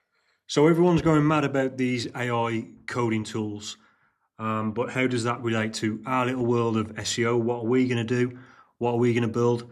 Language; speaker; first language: English; native; English